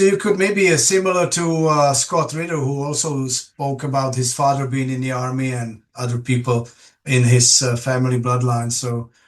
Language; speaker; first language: English; non-native, fluent; Czech